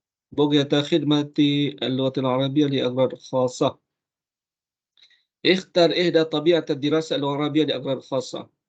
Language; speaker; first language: Arabic; non-native, fluent; Malay